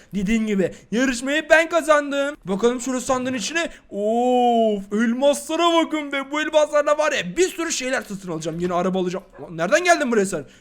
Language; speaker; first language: Turkish; native; Turkish